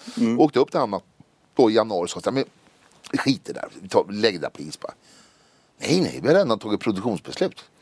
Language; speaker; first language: Swedish; native; Swedish